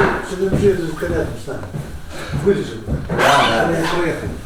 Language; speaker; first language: Russian; native; Russian